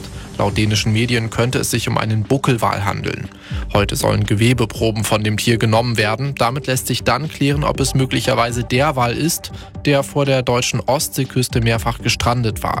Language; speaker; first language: German; native; German